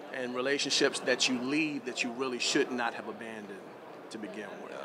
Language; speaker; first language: English; native; English